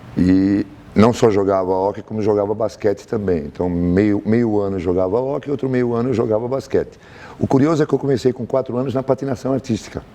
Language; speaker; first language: Portuguese; native; Portuguese